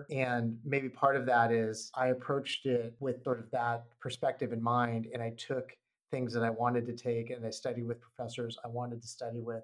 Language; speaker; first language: English; native; English